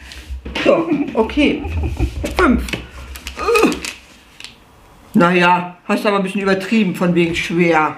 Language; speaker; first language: German; native; German